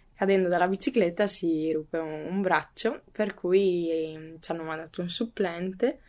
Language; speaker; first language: Italian; native; Italian